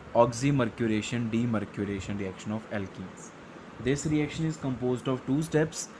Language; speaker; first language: English; non-native, local second language; Punjabi